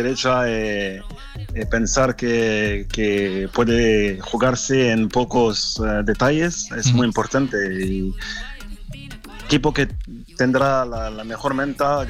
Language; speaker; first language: Spanish; non-native, fluent; French